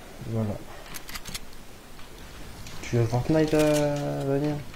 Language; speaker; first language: French; native; French